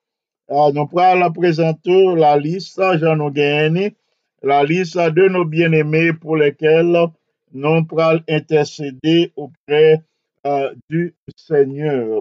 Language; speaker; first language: French; non-native, local second language; Haitian Creole